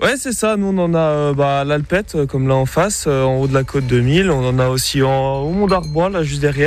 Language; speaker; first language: French; native; French